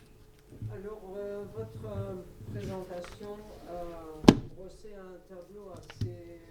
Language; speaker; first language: French; non-native, local second language; Luxembourgish